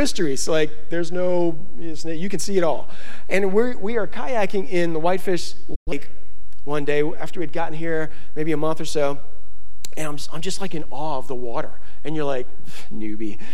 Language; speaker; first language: English; native; English